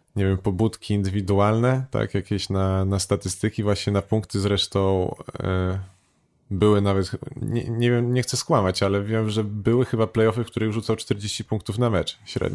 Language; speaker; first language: Polish; native; Polish